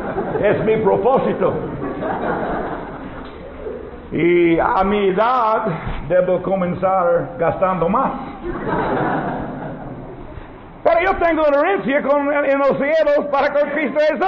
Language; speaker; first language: Spanish; non-native, learner; English